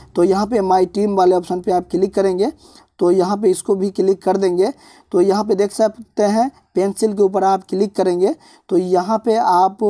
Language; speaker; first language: Hindi; native; Hindi